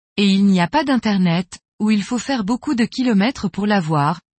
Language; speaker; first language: French; non-native, fluent; Spanish